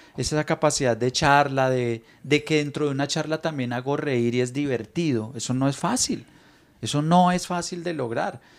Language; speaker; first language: Spanish; native; Spanish